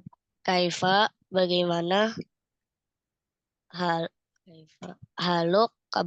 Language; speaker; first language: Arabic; non-native, learner; Indonesian